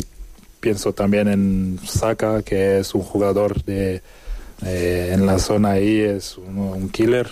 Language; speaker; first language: Spanish; non-native, fluent; French